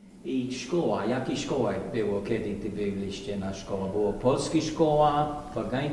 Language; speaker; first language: Polish; early bilingual, heritage; English